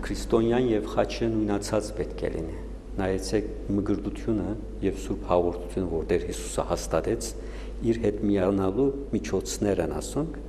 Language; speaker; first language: Armenian; native; Armenian